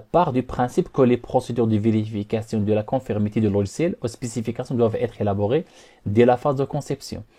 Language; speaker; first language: French; non-native, local second language; Arabic